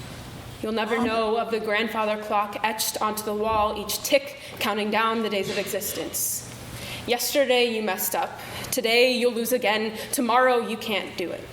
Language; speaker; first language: English; native; English